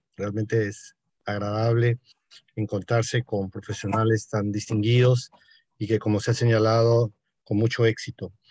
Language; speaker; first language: Spanish; native; Spanish